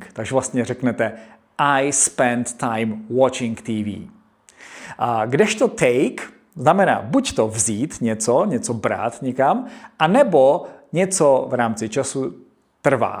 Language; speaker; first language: Czech; native; Czech